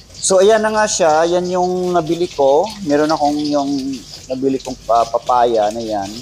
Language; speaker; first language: Filipino; non-native, local second language; Cebuano